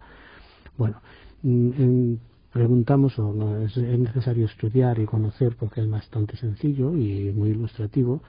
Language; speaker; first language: Spanish; native; Spanish